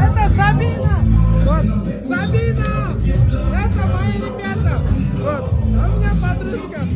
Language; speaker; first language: Russian; non-native, local second language; Kazakh